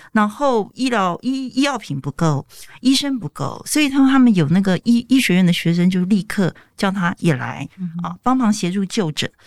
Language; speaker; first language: Chinese; native; Chinese